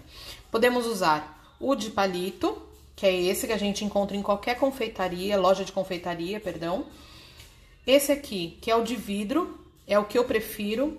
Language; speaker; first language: Portuguese; native; Portuguese